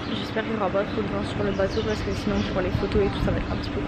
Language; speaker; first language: French; native; French